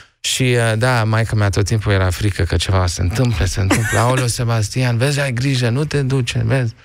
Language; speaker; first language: Romanian; early bilingual, heritage; Romanian